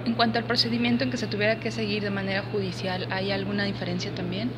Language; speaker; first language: Spanish; native; Spanish